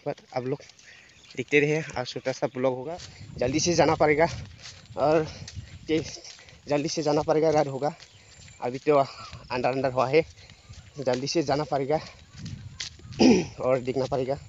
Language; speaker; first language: Hindi; non-native, local second language; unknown